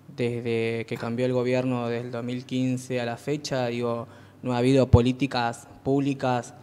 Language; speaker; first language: Spanish; native; Spanish